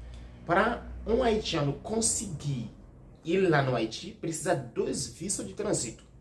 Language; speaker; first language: Portuguese; non-native, learner; Haitian Creole